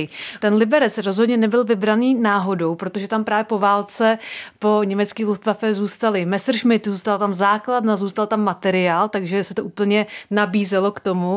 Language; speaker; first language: Czech; native; Czech